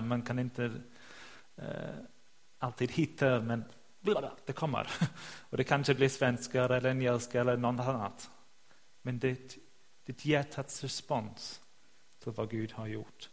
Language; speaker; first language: Swedish; non-native, fluent; English